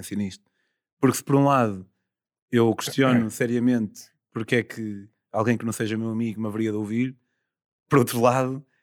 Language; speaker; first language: Portuguese; native; Portuguese